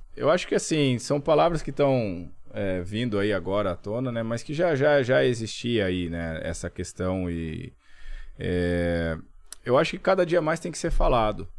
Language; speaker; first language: Portuguese; native; Portuguese